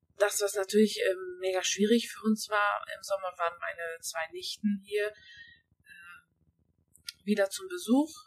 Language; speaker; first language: German; early bilingual, other home language; Hungarian